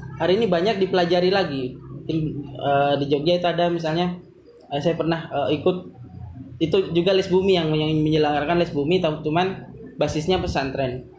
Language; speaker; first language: Indonesian; non-native, local second language; Madurese